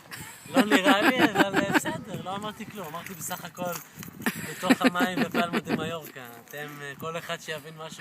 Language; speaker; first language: Hebrew; native; Hebrew